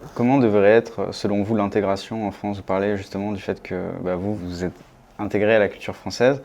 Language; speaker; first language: French; native; French